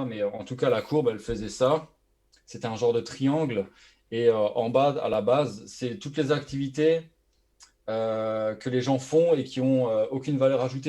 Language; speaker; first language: French; native; French